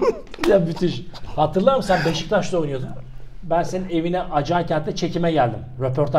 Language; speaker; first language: Turkish; native; Turkish